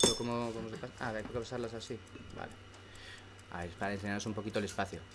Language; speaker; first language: Spanish; native; Spanish